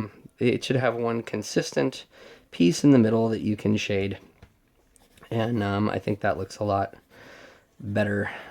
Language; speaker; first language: English; native; English